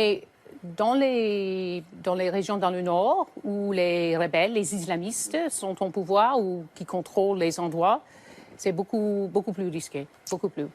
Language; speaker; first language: French; native; French